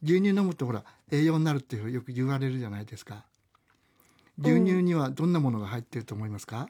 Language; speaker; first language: Japanese; native; Japanese